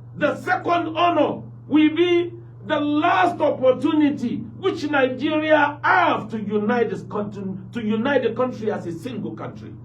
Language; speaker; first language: English; non-native, local second language; Yoruba